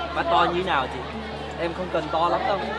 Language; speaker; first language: Vietnamese; early bilingual, heritage; Vietnamese